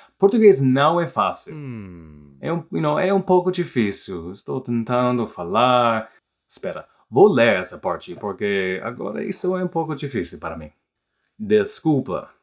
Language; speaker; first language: Portuguese; non-native, learner; English